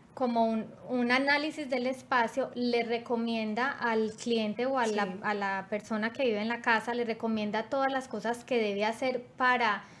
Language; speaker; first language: Spanish; native; Spanish